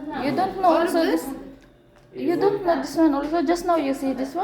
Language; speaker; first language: English; non-native, learner; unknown